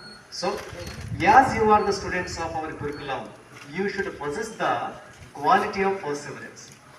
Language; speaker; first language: English; non-native, local second language; Telugu